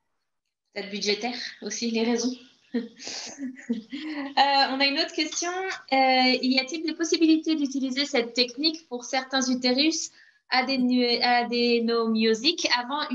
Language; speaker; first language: French; native; French